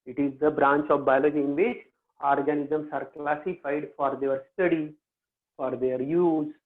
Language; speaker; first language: English; non-native, local second language; Marathi